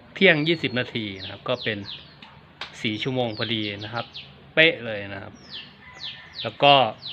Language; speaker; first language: Thai; native; Thai